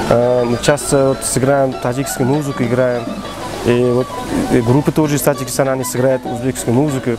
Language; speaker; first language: Russian; non-native, learner; Uzbek